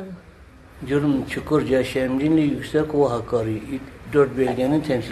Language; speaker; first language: Turkish; non-native, local second language; Kurdish